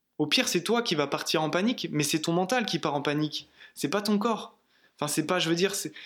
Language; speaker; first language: French; native; French